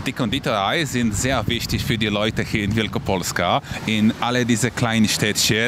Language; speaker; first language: German; non-native, fluent; Polish